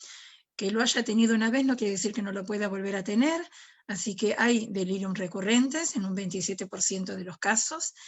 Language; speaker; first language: Spanish; native; Spanish